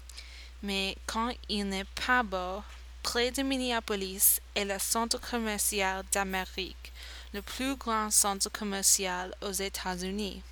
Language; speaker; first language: French; non-native, learner; English